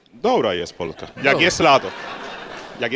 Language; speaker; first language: Polish; non-native, learner; Spanish